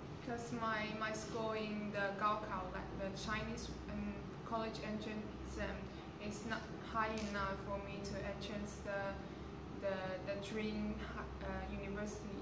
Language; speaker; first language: English; non-native, learner; Chinese